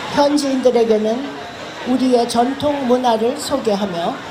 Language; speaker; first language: Korean; native; Korean